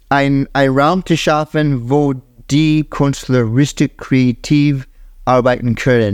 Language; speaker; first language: German; non-native, fluent; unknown